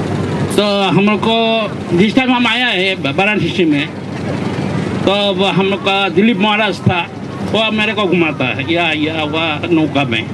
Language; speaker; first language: Hindi; non-native, learner; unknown